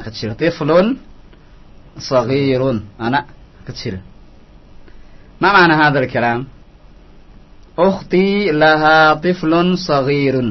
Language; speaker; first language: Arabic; non-native, fluent; Indonesian